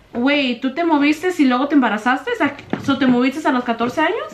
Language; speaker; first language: Spanish; early bilingual, heritage; Spanish